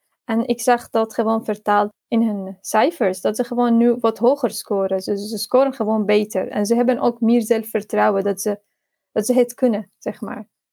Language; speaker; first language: Dutch; non-native, fluent; Arabic